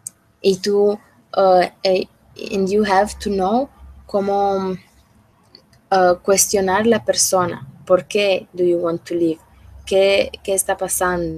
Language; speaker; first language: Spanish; non-native, learner; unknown